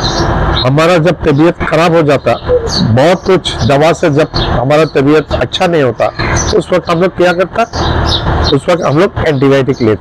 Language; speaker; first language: Hindi; non-native, learner; Bangla